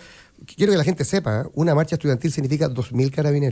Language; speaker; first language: Spanish; native; Spanish